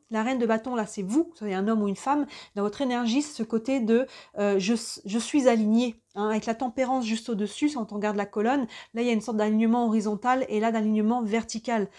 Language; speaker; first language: French; native; French